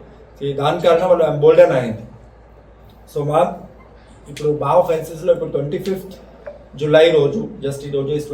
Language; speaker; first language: Telugu; non-native, local second language; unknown